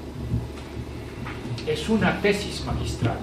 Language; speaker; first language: Spanish; native; Spanish